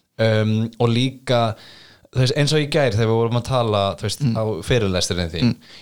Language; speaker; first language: Icelandic; early bilingual, heritage; English